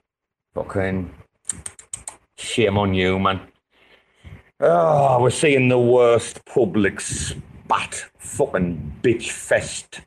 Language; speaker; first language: English; native; English